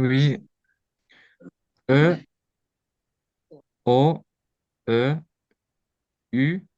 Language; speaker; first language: French; non-native, learner; Azerbaijani